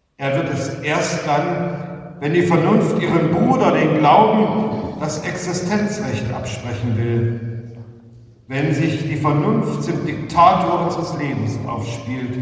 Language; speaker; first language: German; native; German